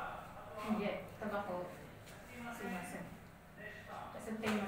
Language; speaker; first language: Japanese; non-native, learner; Filipino